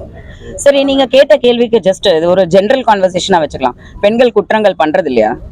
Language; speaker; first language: Tamil; native; Tamil